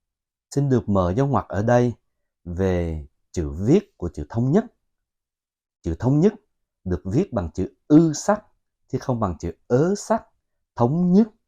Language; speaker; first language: Vietnamese; native; Vietnamese